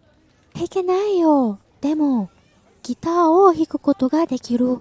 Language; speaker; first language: Japanese; non-native, learner; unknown